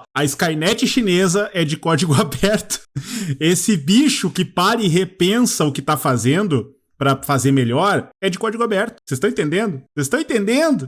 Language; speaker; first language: Portuguese; native; Portuguese